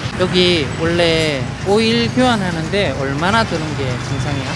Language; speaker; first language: Korean; native; Korean